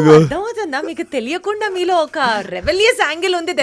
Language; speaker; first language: Telugu; native; Telugu